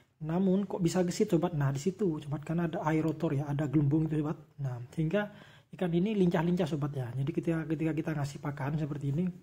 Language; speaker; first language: Indonesian; non-native, local second language; Javanese